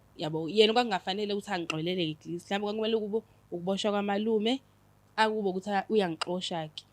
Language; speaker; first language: Zulu; native; Zulu